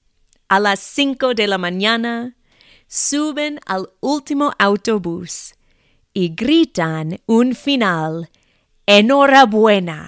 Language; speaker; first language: Spanish; non-native, fluent; English